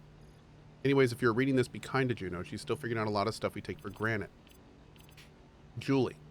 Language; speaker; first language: English; native; English